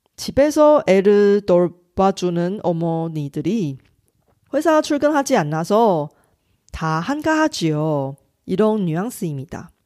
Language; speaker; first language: Korean; non-native, fluent; Chinese